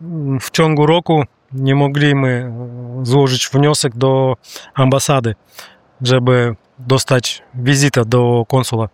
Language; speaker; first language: Polish; non-native, learner; Russian